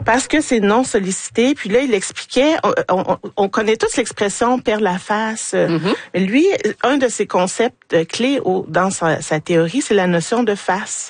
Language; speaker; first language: French; native; French